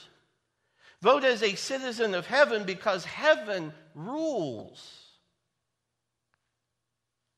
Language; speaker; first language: English; native; English